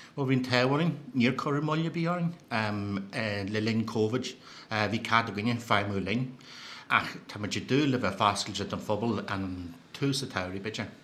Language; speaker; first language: Irish; native; Irish